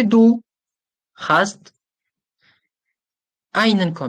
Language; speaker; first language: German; non-native, fluent; Uzbek